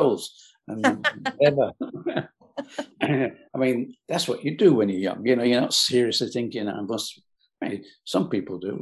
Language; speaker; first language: English; native; English